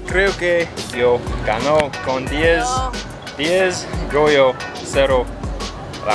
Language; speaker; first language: Spanish; non-native, learner; English